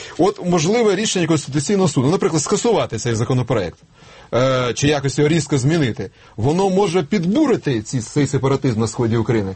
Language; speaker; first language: Ukrainian; native; Ukrainian